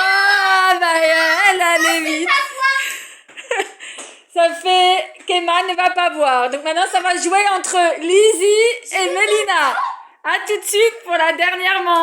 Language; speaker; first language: French; native; French